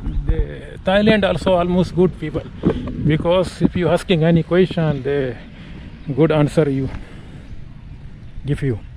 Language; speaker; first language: English; non-native, learner; Urdu